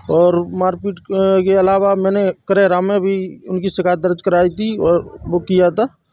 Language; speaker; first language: Hindi; native; Hindi